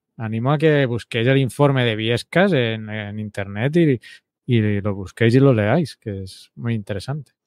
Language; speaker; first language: Spanish; native; Spanish